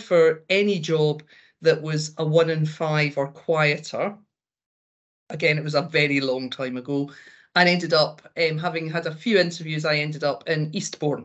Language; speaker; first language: English; native; English